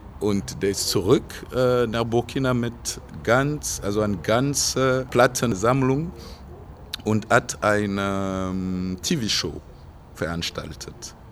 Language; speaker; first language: German; non-native, fluent; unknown